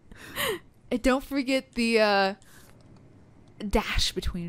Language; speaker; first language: English; native; English